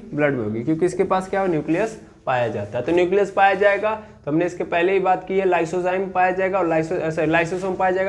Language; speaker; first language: Hindi; native; Hindi